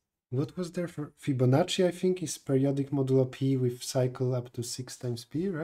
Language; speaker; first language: English; non-native, fluent; Polish